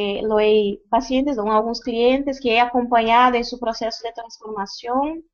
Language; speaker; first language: Spanish; non-native, fluent; Portuguese